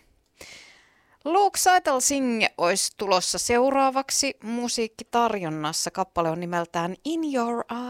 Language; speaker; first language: Finnish; native; Finnish